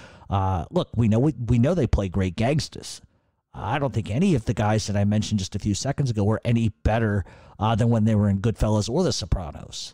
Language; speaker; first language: English; native; English